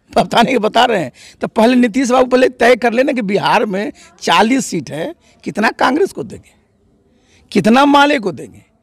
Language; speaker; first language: Hindi; native; Hindi